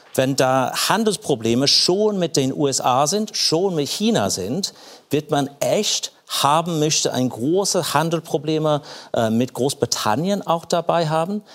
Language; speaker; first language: German; non-native, fluent; English